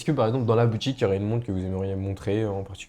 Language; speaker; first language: French; native; French